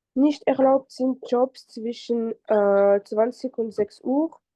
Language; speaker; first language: German; non-native, fluent; French